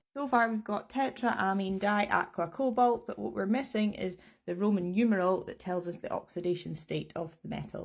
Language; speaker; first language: English; native; English